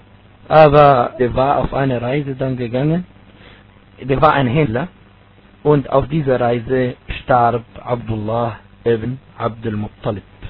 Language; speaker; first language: German; non-native, fluent; Arabic